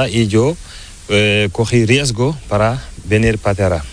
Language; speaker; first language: Spanish; non-native, learner; Fula